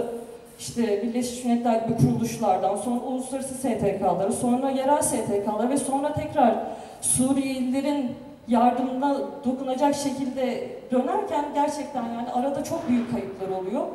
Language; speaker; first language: Turkish; native; Turkish